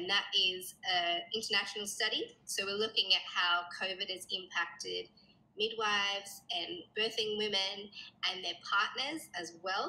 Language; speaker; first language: English; native; English